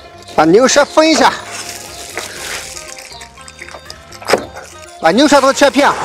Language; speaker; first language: Chinese; native; Chinese